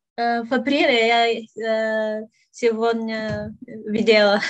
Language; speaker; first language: Russian; non-native, learner; Bulgarian